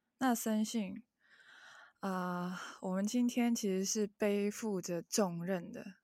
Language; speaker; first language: Chinese; non-native, local second language; Cantonese